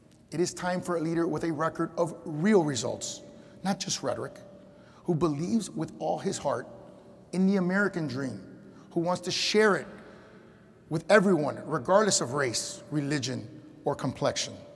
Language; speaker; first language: English; native; English